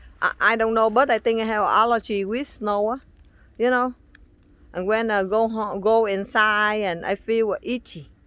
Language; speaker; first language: English; non-native, learner; Vietnamese